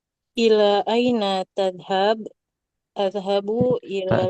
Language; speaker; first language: Arabic; non-native, learner; Indonesian